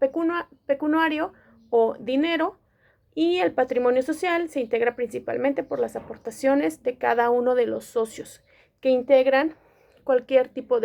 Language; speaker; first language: Spanish; native; Spanish